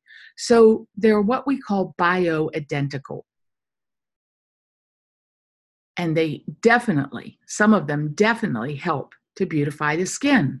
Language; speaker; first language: English; native; English